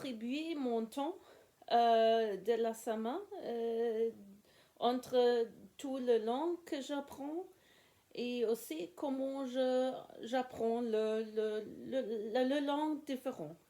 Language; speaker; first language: French; non-native, learner; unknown